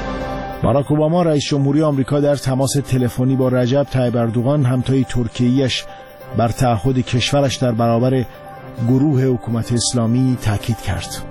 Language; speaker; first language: Persian; native; Persian